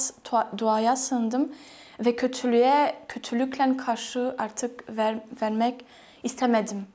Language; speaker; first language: Turkish; non-native, fluent; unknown